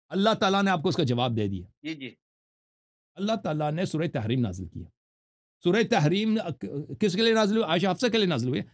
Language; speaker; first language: Urdu; non-native, fluent; Persian